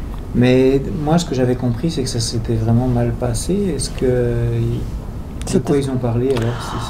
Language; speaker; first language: French; native; French